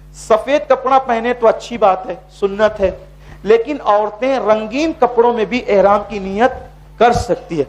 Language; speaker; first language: Urdu; native; Urdu